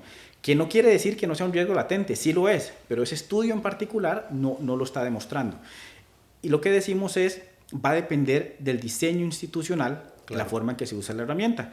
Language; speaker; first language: Spanish; native; Spanish